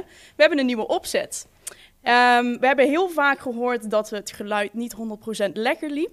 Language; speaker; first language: Dutch; native; Dutch